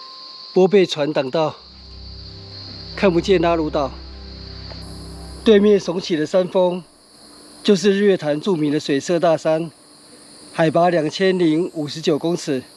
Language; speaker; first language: Chinese; native; Chinese